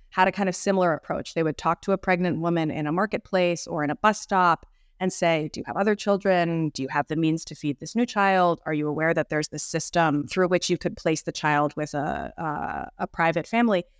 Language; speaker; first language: English; native; English